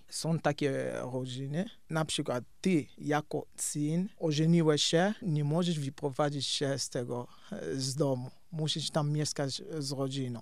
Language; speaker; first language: Polish; non-native, fluent; Kongo